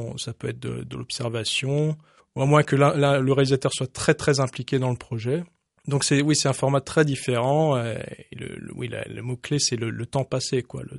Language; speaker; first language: French; early bilingual, heritage; English